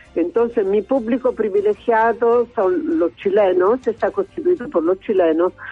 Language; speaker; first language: Spanish; non-native, learner; Italian